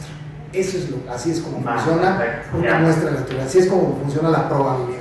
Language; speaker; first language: Spanish; native; Spanish